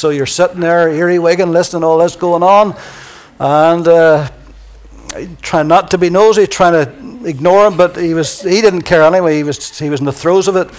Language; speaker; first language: English; native; English